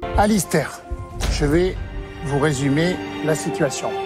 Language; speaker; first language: French; non-native, fluent; English